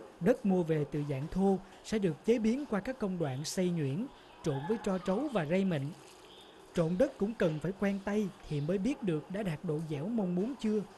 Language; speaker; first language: Vietnamese; native; Vietnamese